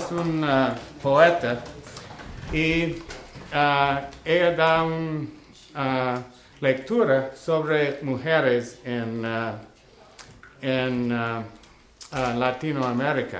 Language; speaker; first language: Spanish; non-native, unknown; English